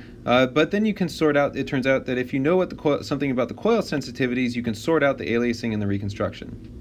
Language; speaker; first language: English; native; English